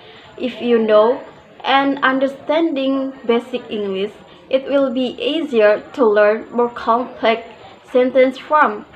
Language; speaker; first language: English; non-native, learner; Indonesian